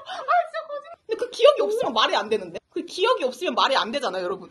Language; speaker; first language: Korean; native; Korean